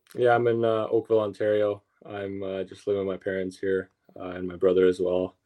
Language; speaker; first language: English; early bilingual, other home language; Russian